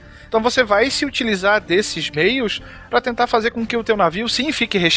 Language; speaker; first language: Portuguese; native; Portuguese